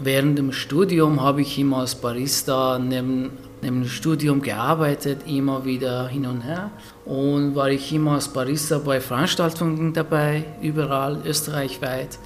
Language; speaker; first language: German; non-native, fluent; Persian